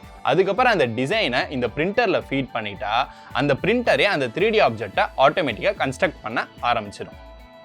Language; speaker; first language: Tamil; native; Tamil